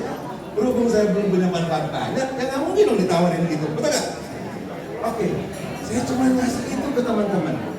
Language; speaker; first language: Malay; non-native, local second language; Sundanese